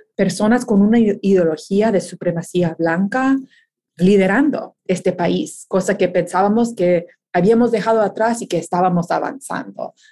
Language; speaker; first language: Spanish; early bilingual, heritage; Spanish